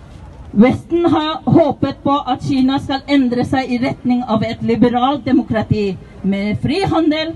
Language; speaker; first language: Norwegian; non-native, fluent; Tibetan